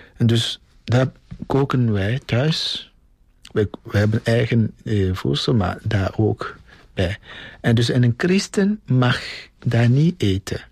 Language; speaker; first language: Dutch; non-native, fluent; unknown